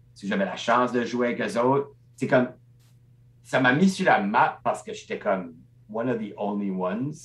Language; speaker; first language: French; non-native, local second language; English